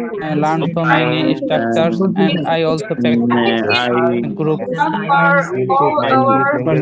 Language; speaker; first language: English; non-native, learner; Bangla